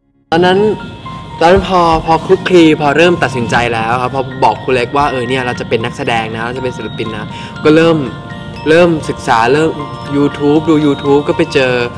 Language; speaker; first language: Thai; non-native, local second language; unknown